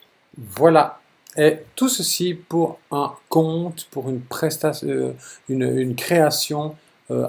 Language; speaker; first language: French; native; French